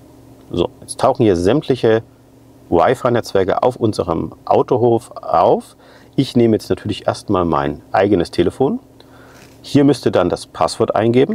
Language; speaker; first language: German; native; German